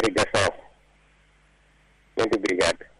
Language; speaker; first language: Portuguese; non-native, local second language; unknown